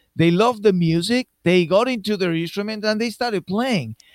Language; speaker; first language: English; non-native, fluent; Spanish